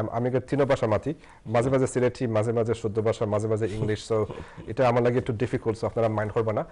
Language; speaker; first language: Bangla; early bilingual, heritage; Sylheti